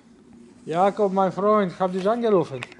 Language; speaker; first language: German; non-native, local second language; Polish